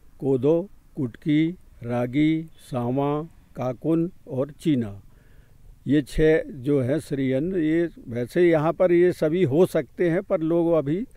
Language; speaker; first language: Hindi; native; Hindi